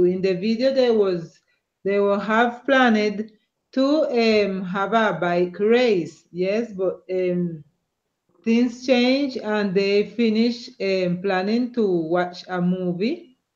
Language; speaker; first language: English; non-native, learner; Spanish